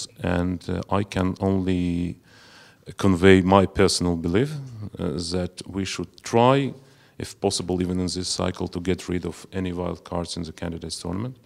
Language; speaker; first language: English; non-native, fluent; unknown